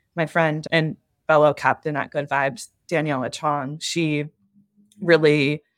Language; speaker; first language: English; native; English